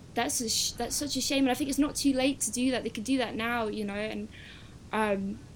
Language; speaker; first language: English; native; English